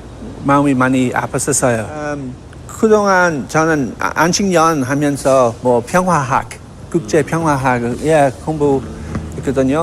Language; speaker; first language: Korean; non-native, fluent; English